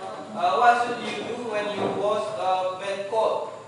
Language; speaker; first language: English; non-native, fluent; Indonesian